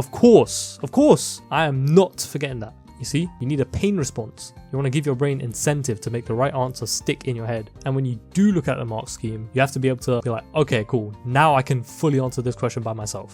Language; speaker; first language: English; native; English